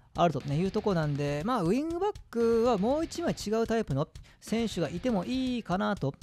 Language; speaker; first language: Japanese; native; Japanese